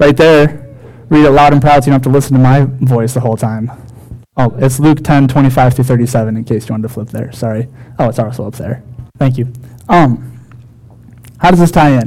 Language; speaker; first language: English; native; English